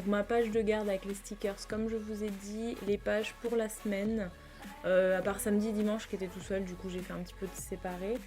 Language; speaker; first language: French; native; French